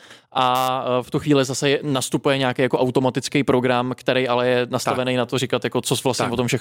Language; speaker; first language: Czech; native; Czech